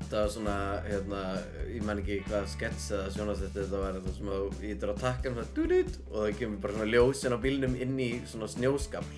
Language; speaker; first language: Icelandic; native; Icelandic